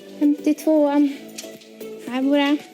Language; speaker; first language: Norwegian; non-native, learner; English